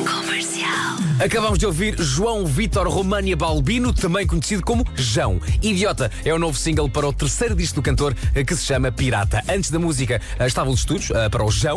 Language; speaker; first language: Portuguese; native; Portuguese